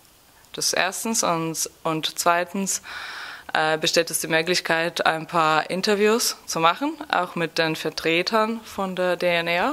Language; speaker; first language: German; non-native, fluent; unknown